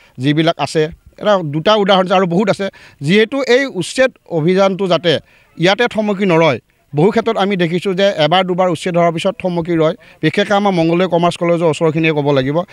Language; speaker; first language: Assamese; native; Assamese